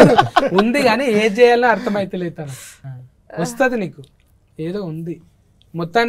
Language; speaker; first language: Telugu; native; Telugu